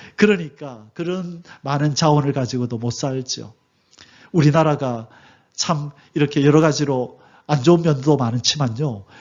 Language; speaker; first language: Korean; native; Korean